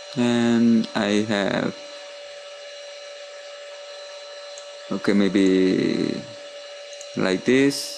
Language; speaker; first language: English; non-native, learner; Indonesian